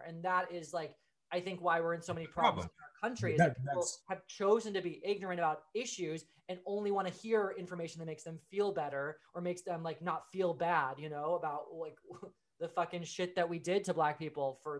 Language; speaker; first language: English; native; English